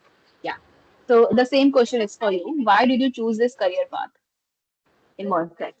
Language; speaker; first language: English; non-native, local second language; Hindi